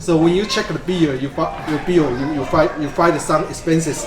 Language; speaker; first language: English; non-native, fluent; Chinese